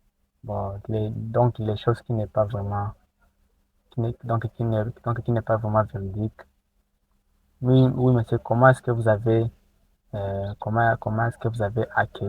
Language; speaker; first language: French; non-native, local second language; Rundi